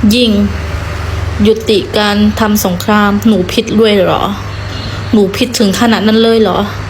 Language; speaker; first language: Thai; non-native, fluent; Khmer